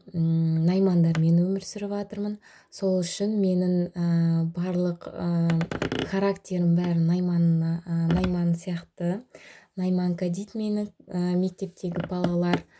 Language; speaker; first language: Kazakh; non-native, local second language; Russian